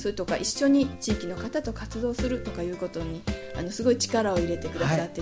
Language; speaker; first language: Japanese; native; Japanese